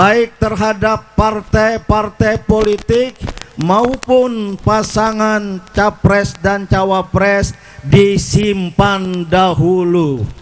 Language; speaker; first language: Indonesian; native; Indonesian